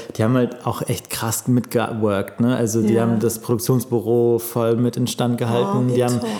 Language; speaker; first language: German; native; German